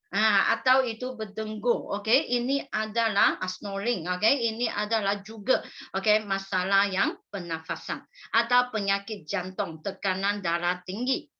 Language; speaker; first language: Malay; non-native, local second language; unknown